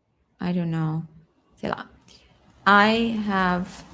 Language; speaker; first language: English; non-native, fluent; Portuguese